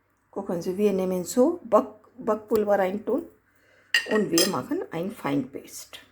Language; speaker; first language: German; non-native, learner; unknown